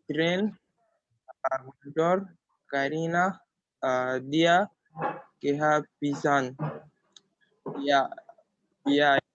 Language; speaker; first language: Indonesian; non-native, learner; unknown